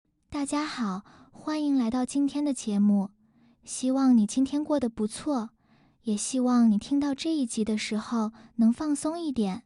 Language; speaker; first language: Chinese; non-native, fluent; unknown